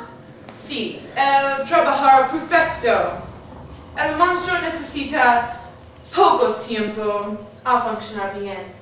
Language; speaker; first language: Spanish; non-native, learner; English